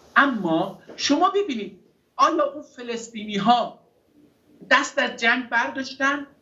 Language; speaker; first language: Persian; non-native, local second language; Azerbaijani